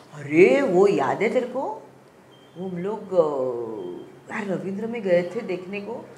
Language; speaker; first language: Hindi; non-native, local second language; Marathi